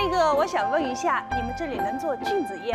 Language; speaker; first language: Chinese; native; Chinese